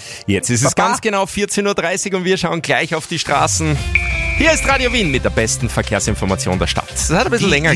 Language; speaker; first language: German; native; German